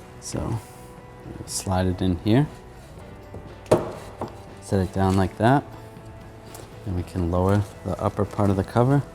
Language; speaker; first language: English; native; English